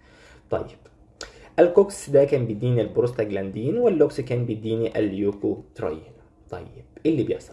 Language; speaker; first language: Arabic; native; Arabic